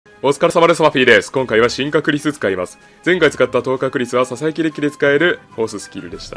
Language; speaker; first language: Japanese; native; Japanese